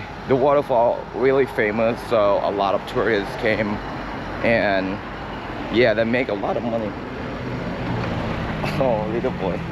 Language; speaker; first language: English; non-native, fluent; Japanese